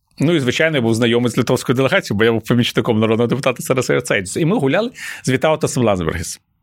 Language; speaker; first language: Ukrainian; non-native, local second language; Russian